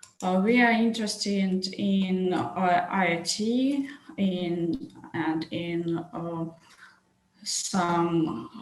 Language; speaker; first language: English; non-native, fluent; Russian